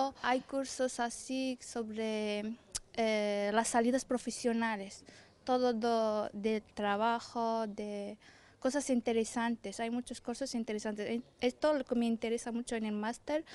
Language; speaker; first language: Spanish; non-native, fluent; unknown